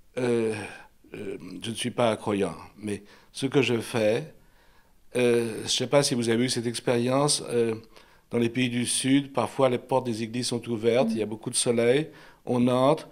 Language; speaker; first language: French; native; French